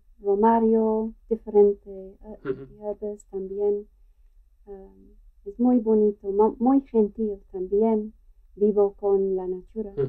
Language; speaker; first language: Spanish; non-native, learner; English